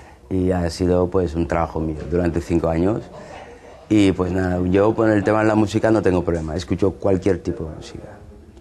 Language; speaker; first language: Spanish; native; Spanish